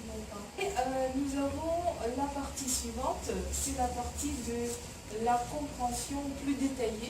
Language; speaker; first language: French; non-native, fluent; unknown